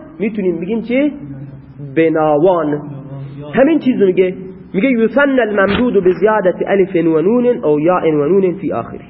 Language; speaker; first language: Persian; non-native, local second language; Baluchi